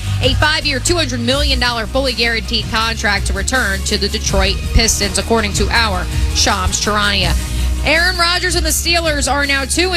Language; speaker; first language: English; native; English